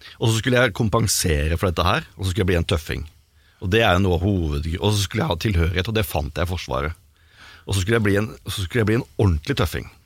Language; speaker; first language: Norwegian; native; Norwegian